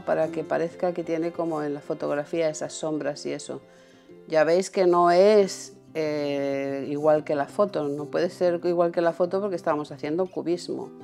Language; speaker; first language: Spanish; native; Spanish